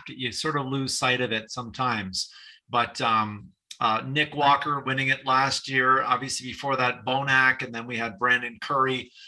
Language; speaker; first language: English; native; English